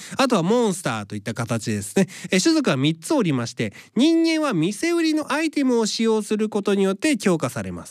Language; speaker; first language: Japanese; native; Japanese